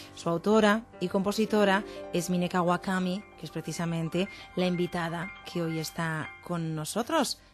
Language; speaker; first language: Spanish; native; Spanish